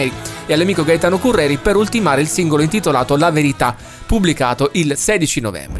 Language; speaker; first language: Italian; native; Italian